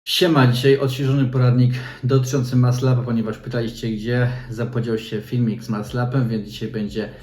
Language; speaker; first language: Polish; native; Polish